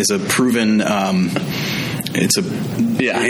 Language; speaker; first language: English; native; English